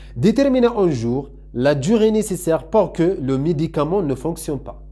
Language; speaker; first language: French; non-native, local second language; Arabic